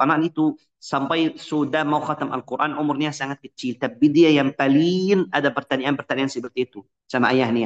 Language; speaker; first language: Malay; non-native, fluent; Arabic